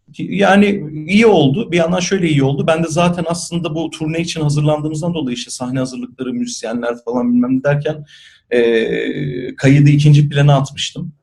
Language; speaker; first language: Turkish; native; Turkish